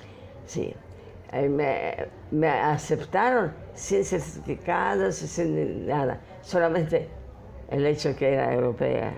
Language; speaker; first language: Spanish; non-native, fluent; Polish